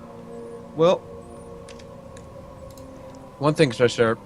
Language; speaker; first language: English; native; English